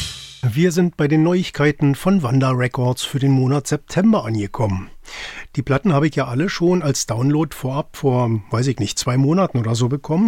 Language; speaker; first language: German; native; German